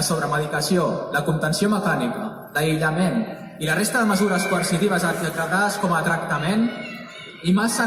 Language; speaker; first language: Catalan; native; Catalan